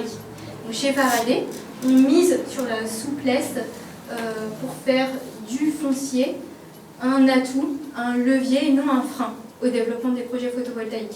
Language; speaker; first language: French; native; French